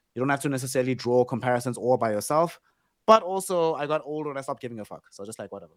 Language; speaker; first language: English; non-native, local second language; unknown